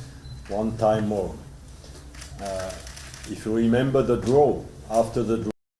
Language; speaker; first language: English; non-native, learner; French